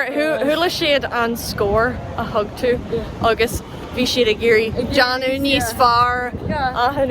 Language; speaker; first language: Irish; non-native, local second language; English